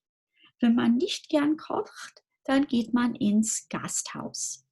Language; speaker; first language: German; non-native, fluent; English